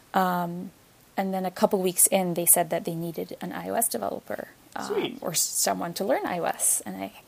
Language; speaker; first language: English; non-native, fluent; Arabic